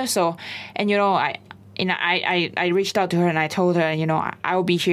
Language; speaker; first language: English; non-native, local second language; Chinese